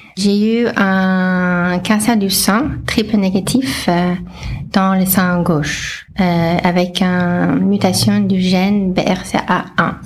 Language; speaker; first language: French; non-native, fluent; English